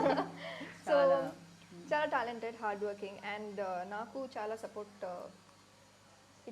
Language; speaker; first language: Telugu; non-native, learner; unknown